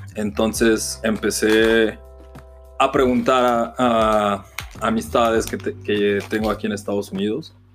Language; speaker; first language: Spanish; native; Spanish